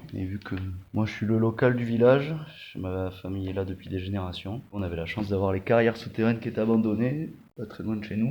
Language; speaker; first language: French; native; French